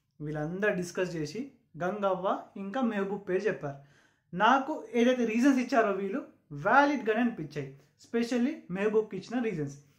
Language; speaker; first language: Telugu; non-native, local second language; Urdu